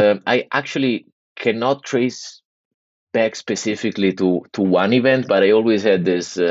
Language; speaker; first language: English; non-native, fluent; Italian